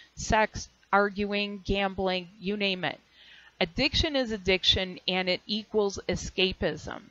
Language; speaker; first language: English; native; English